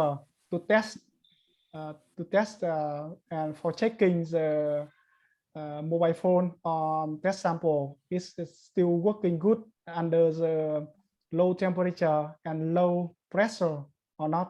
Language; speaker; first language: English; non-native, learner; Vietnamese